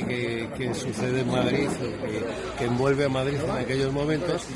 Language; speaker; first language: Spanish; native; Spanish